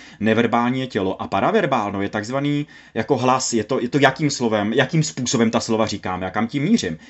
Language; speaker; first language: Czech; native; Czech